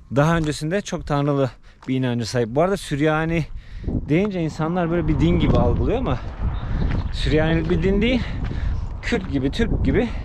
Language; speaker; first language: Turkish; native; Turkish